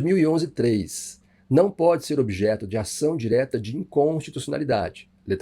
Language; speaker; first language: Portuguese; native; Portuguese